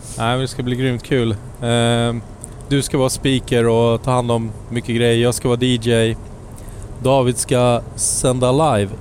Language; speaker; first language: Swedish; native; Swedish